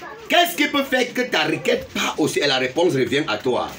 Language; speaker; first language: French; non-native, local second language; English